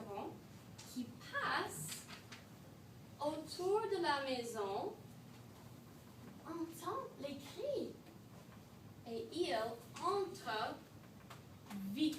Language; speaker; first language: French; non-native, fluent; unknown